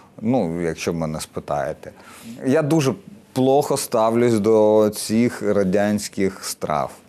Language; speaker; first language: Ukrainian; non-native, local second language; Russian